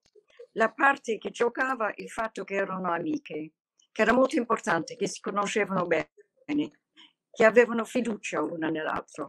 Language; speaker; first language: Italian; non-native, fluent; English